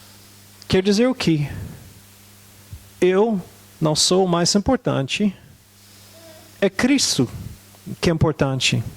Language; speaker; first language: Portuguese; non-native, fluent; English